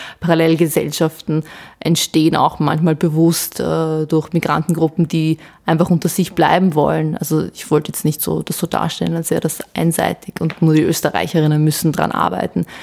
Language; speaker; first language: German; early bilingual, other home language; Bosnian